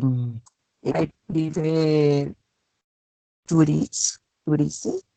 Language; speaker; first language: English; non-native, learner; Spanish